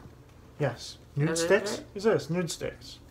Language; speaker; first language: English; native; English